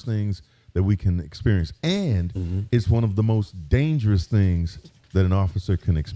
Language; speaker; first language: English; native; English